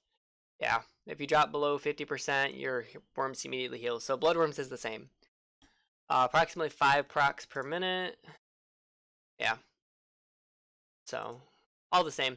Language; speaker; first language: English; native; English